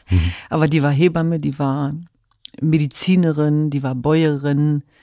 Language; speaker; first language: German; early bilingual, other home language; Kurdish